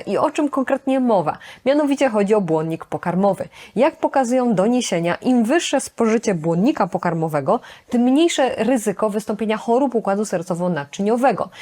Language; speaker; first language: Polish; native; Polish